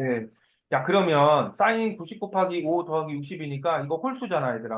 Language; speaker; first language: Korean; native; Korean